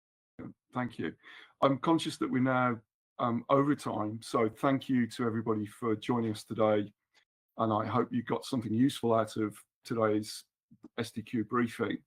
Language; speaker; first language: English; native; English